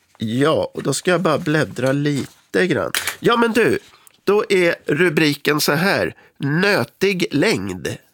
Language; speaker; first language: Swedish; native; Swedish